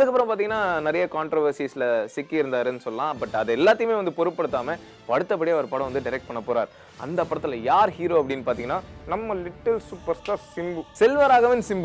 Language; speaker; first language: Tamil; native; Tamil